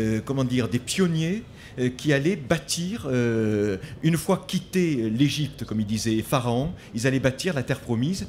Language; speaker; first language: French; native; French